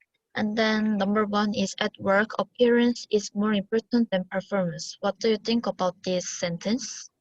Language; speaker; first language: English; non-native, learner; Korean